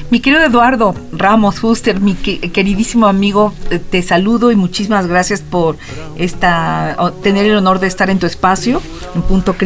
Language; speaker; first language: Spanish; native; Spanish